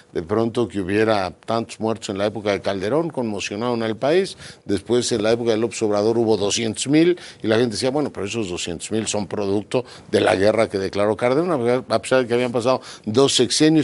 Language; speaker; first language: Spanish; native; Spanish